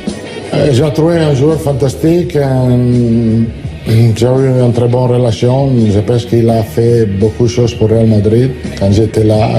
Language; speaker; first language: French; non-native, learner; Italian